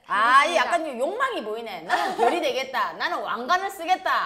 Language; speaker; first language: Korean; native; Korean